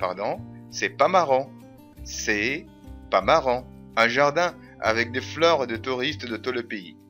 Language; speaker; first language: French; non-native, fluent; Arabic